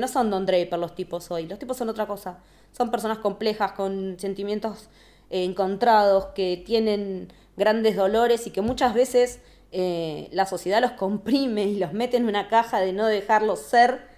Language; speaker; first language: Spanish; native; Spanish